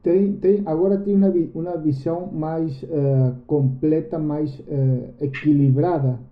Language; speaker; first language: Portuguese; non-native, learner; Spanish